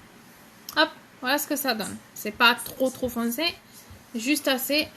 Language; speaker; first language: French; native; French